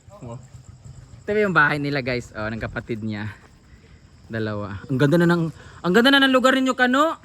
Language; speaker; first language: Filipino; non-native, local second language; Cebuano